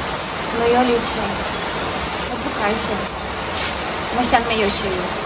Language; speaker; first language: Chinese; non-native, learner; Ukrainian